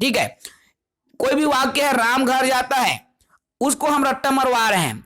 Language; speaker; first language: Hindi; non-native, local second language; Chhattisgarhi